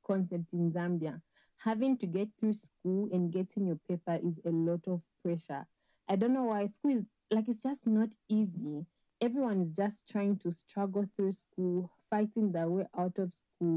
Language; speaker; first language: English; non-native, local second language; Bemba